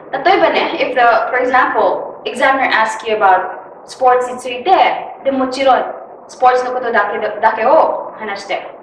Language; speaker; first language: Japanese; non-native, learner; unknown